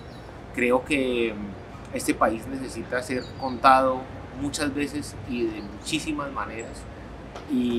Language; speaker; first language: Spanish; native; Spanish